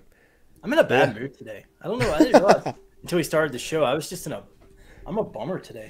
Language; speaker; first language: English; native; English